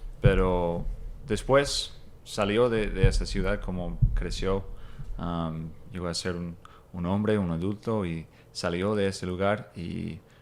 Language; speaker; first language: Spanish; non-native, fluent; English